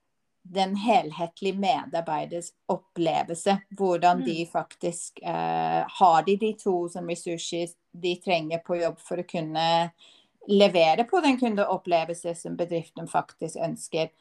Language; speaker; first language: Norwegian; non-native, fluent; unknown